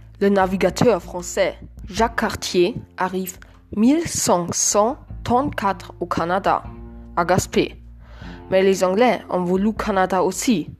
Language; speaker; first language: French; non-native, learner; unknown